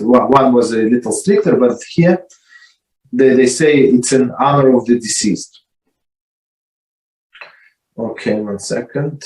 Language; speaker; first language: English; non-native, fluent; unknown